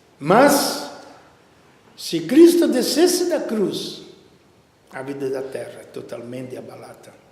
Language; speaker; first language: Portuguese; non-native, fluent; Italian